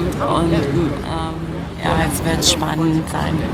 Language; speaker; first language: German; non-native, fluent; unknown